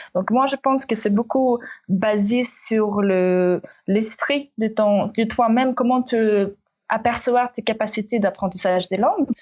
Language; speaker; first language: French; non-native, fluent; Russian